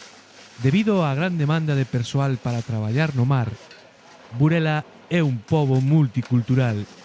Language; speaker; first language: Galician; native; Galician